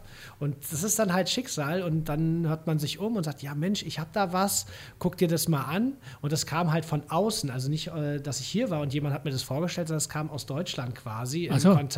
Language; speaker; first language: German; native; German